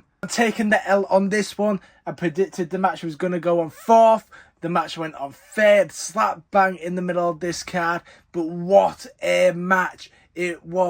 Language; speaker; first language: English; native; English